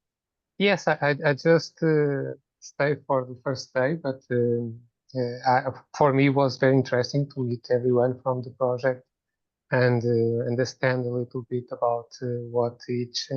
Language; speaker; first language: English; non-native, fluent; Portuguese